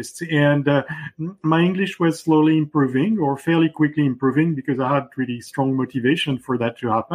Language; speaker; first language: English; non-native, fluent; French